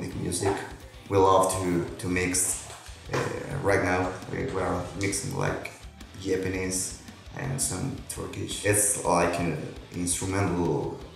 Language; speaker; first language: English; non-native, local second language; Spanish